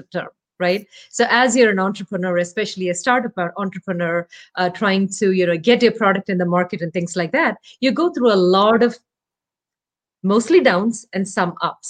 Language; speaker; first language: English; non-native, local second language; Malayalam